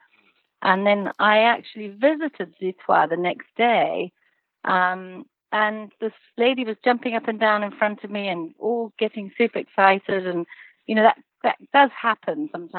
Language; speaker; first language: English; native; English